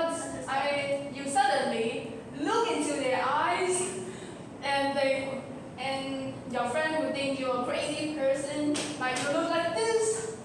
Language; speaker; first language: English; non-native, learner; Vietnamese